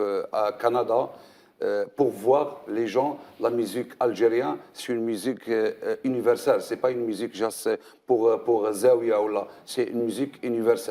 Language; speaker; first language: French; non-native, learner; Arabic